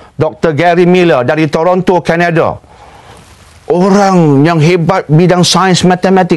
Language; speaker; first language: Malay; native; Malay